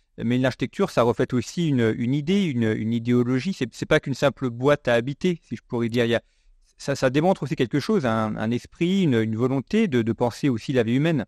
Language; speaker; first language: French; native; French